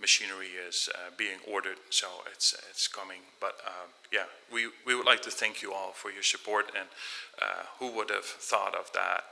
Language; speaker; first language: English; non-native, fluent; Dutch